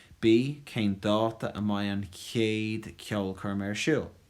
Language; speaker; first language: Irish; non-native, local second language; English